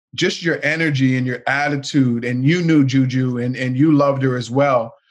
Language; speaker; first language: English; native; English